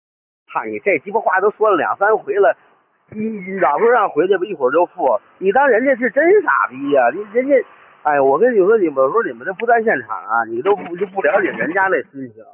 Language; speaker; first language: Chinese; native; Chinese